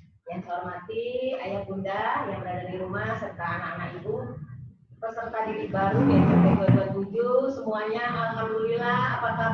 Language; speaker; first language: Indonesian; native; Indonesian